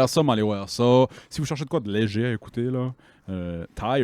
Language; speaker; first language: French; native; French